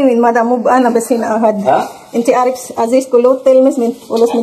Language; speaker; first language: Arabic; non-native, learner; Filipino